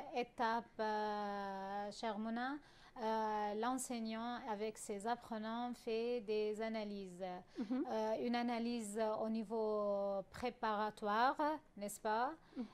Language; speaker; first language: French; non-native, fluent; Arabic